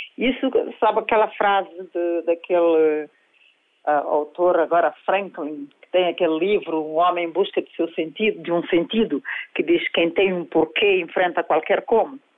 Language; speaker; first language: Portuguese; non-native, local second language; Kabuverdianu